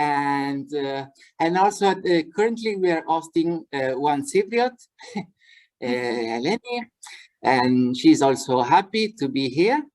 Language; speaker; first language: English; non-native, fluent; Italian